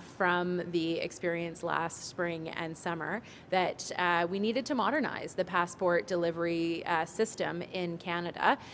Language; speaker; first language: English; native; English